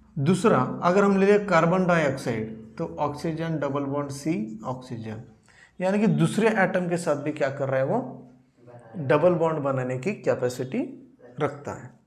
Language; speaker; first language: Hindi; non-native, local second language; Marathi